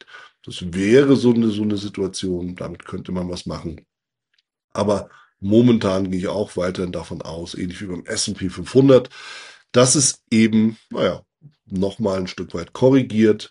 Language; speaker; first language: German; native; German